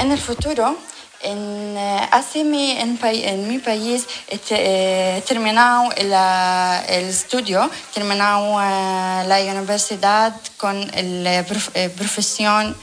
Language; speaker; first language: Spanish; non-native, learner; Arabic